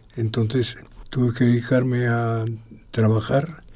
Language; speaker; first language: Spanish; native; Spanish